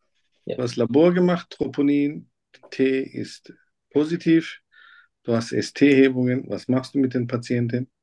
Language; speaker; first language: German; non-native, fluent; Turkish